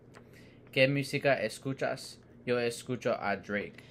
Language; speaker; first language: Spanish; non-native, learner; English